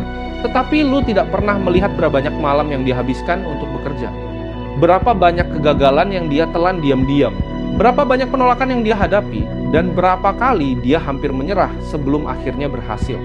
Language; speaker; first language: Indonesian; native; Indonesian